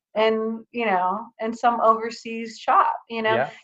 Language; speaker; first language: English; early bilingual, other home language; Greek